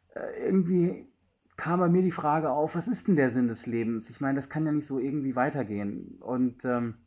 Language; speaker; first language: German; native; German